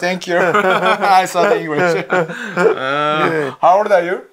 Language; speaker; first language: English; non-native, learner; Japanese